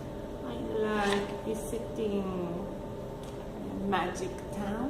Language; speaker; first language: English; non-native, learner; Spanish